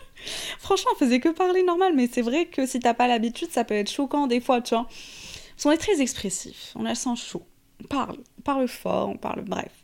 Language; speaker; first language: French; non-native, local second language; Arabic